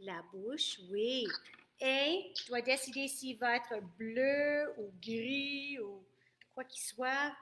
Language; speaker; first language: French; non-native, fluent; English